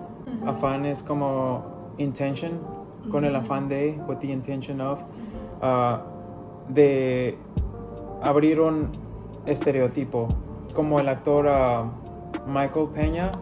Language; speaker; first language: Spanish; early bilingual, other home language; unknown